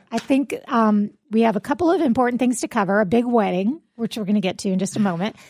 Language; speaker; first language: English; native; English